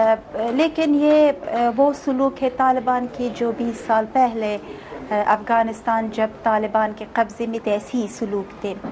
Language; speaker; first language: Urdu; non-native, fluent; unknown